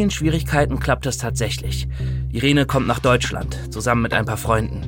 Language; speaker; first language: German; native; German